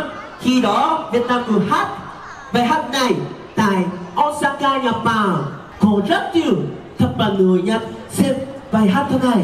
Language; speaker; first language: Vietnamese; non-native, learner; Japanese